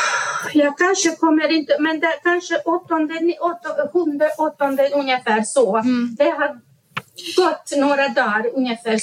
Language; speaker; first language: Swedish; non-native, learner; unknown